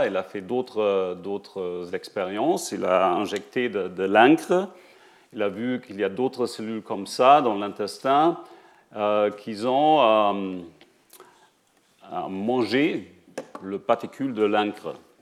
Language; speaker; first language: French; non-native, fluent; German